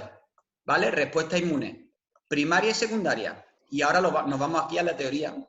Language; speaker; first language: Spanish; native; Spanish